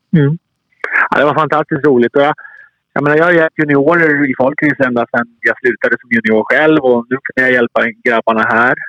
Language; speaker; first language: Swedish; native; Swedish